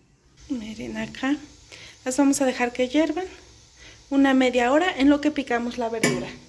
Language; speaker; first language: Spanish; native; Spanish